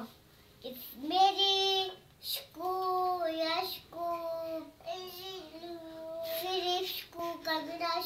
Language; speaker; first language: English; non-native, learner; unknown